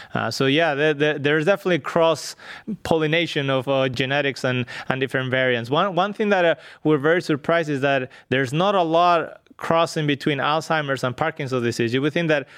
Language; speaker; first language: English; non-native, fluent; Spanish